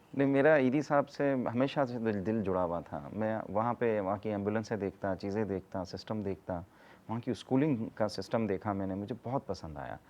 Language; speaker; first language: Urdu; native; Urdu